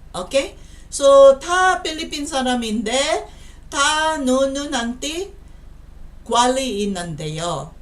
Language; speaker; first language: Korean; non-native, learner; Filipino